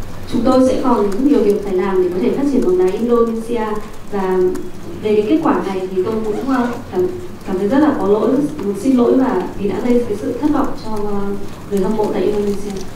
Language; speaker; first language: Vietnamese; native; Vietnamese